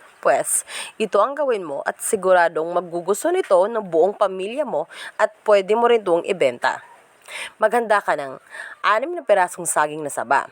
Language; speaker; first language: Filipino; non-native, local second language; Cebuano